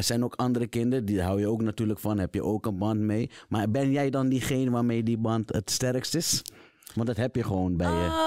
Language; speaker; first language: Dutch; native; Dutch